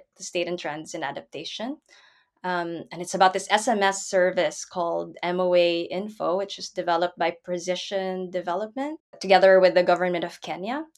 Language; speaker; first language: English; non-native, local second language; Filipino